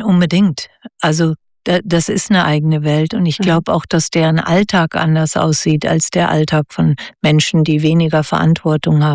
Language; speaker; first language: German; native; German